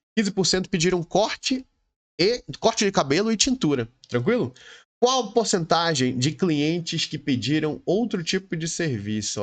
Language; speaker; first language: Portuguese; native; Portuguese